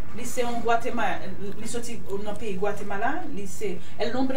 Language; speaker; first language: Spanish; non-native, learner; Haitian Creole